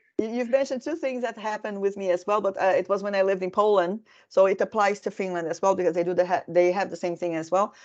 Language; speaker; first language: English; non-native, fluent; Portuguese